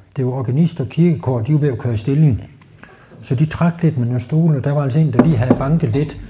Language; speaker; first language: Danish; native; Danish